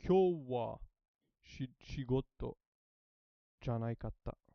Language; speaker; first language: Japanese; non-native, learner; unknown